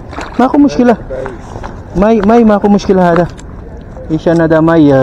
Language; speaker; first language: Arabic; non-native, learner; Filipino